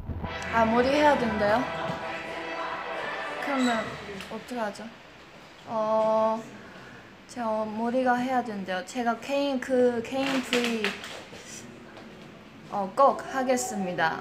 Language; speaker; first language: Korean; non-native, fluent; Chinese